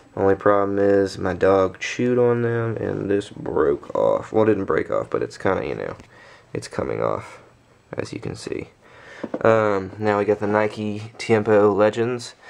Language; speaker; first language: English; native; English